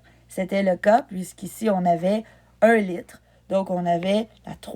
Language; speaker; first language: French; native; French